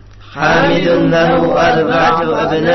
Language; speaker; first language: Arabic; non-native, learner; Indonesian